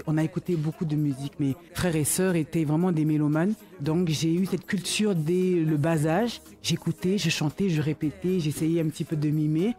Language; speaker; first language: French; early bilingual, other home language; Lingala